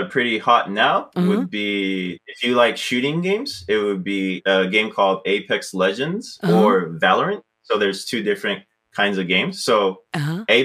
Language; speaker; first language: English; native; English